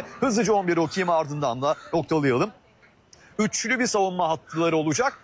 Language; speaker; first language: Turkish; native; Turkish